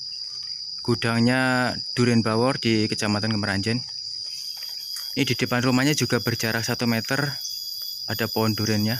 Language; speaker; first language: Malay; non-native, local second language; Javanese